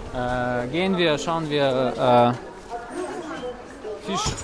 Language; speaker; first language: German; non-native, fluent; Russian